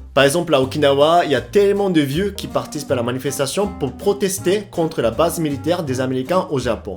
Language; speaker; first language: French; non-native, fluent; Japanese